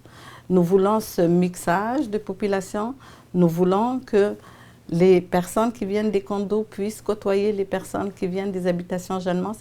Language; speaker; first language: French; native; French